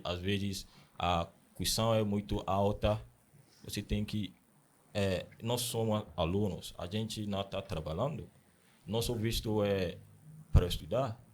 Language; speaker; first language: Portuguese; non-native, learner; Akan